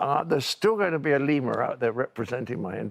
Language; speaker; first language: English; native; English